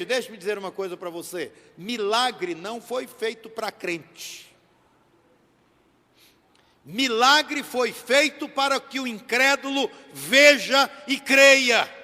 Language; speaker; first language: Portuguese; native; Portuguese